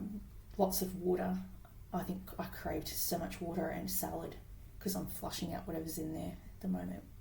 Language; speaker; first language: English; native; English